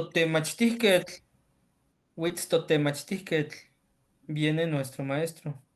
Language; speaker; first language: Spanish; native; Spanish